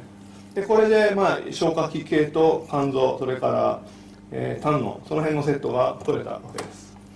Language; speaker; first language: Japanese; native; Japanese